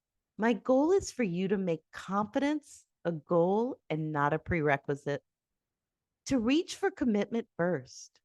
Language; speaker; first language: English; native; English